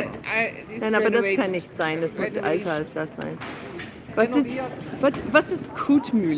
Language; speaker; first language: German; non-native, learner; English